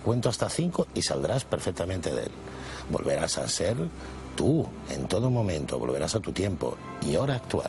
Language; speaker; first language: Spanish; native; Spanish